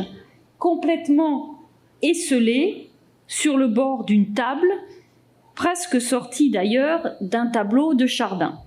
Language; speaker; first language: French; native; French